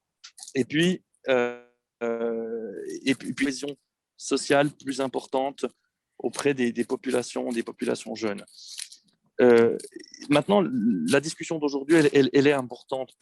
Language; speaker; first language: French; native; French